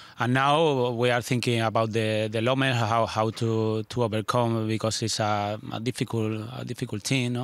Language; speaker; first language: English; non-native, learner; Spanish